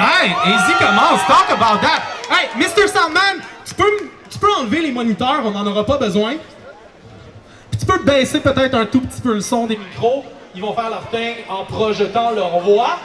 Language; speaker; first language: French; native; French